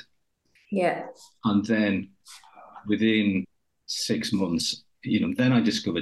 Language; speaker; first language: English; native; English